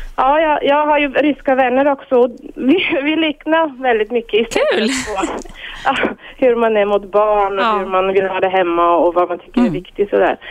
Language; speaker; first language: Swedish; non-native, fluent; Bulgarian